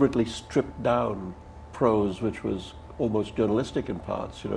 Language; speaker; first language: English; non-native, local second language; Urdu